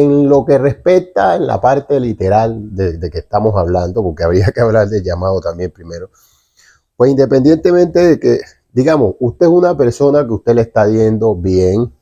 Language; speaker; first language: Spanish; native; Spanish